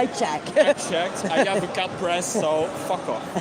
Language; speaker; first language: English; non-native, learner; French